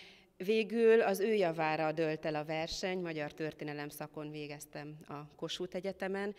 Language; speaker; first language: Hungarian; native; Hungarian